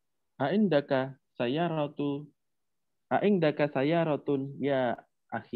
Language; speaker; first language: Arabic; non-native, learner; Indonesian